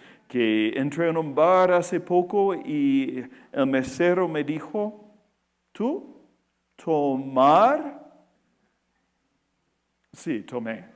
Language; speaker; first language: Spanish; non-native, fluent; English